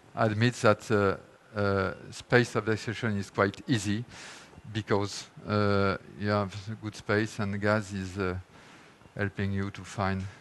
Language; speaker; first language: English; non-native, fluent; French